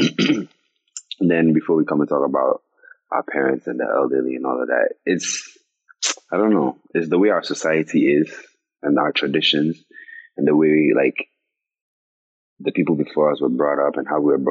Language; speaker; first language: English; non-native, local second language; Akan